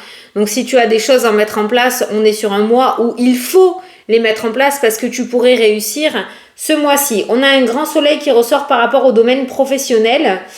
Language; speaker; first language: French; native; French